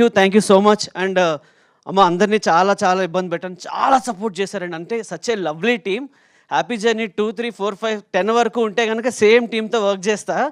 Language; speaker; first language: Telugu; native; Telugu